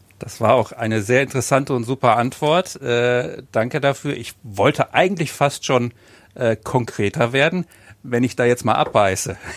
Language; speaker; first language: German; native; German